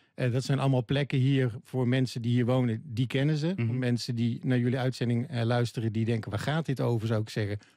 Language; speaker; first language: Dutch; native; Dutch